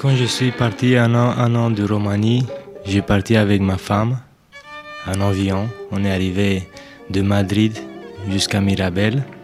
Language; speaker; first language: French; non-native, fluent; Romanian